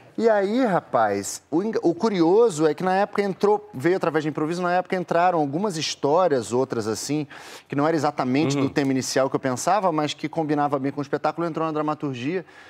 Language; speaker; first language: Portuguese; native; Portuguese